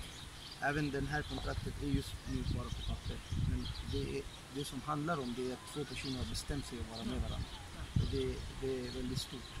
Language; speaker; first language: Swedish; non-native, fluent; Arabic